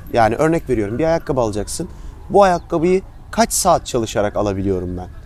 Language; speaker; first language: Turkish; native; Turkish